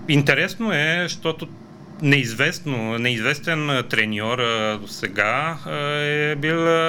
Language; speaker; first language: Bulgarian; non-native, fluent; Romanian